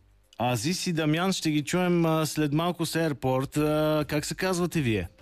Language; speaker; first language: Bulgarian; native; Bulgarian